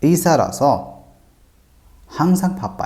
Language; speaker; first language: Korean; non-native, fluent; Hindi